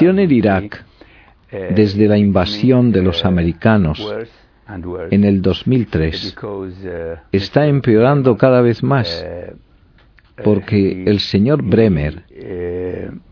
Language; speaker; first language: Spanish; non-native, fluent; Arabic